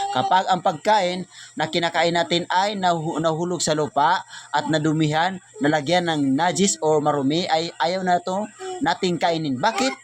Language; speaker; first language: Filipino; non-native, local second language; Maranao